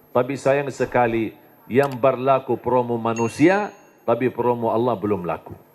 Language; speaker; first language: Indonesian; non-native, fluent; Arabic